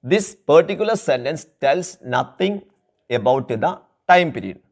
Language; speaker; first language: English; non-native, local second language; Malayalam